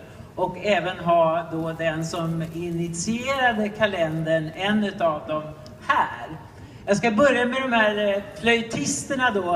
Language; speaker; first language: Swedish; native; Swedish